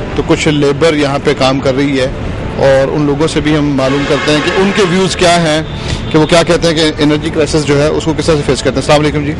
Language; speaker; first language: Urdu; native; Urdu